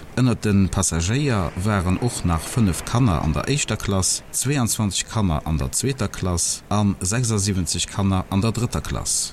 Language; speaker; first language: Luxembourgish; native; Luxembourgish